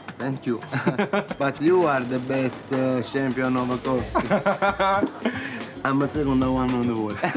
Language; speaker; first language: English; non-native, learner; Italian